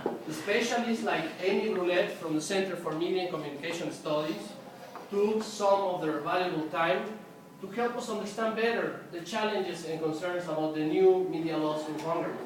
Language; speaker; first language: English; non-native, fluent; Spanish